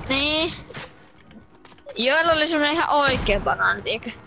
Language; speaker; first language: Finnish; native; Finnish